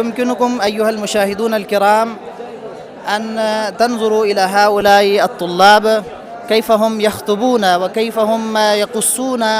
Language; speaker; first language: Arabic; non-native, fluent; Urdu